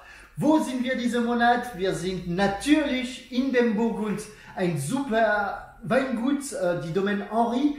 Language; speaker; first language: German; non-native, learner; French